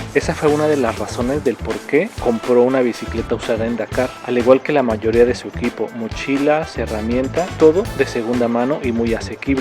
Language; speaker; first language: Spanish; native; Spanish